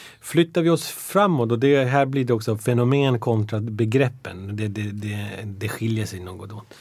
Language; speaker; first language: Swedish; early bilingual, other home language; Persian